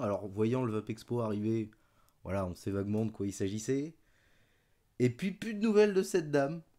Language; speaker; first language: French; native; French